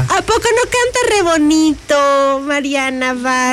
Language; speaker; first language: Spanish; native; Spanish